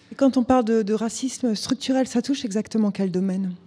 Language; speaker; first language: French; native; French